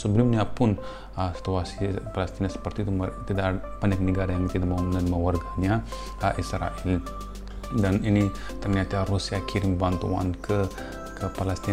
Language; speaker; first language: Indonesian; non-native, fluent; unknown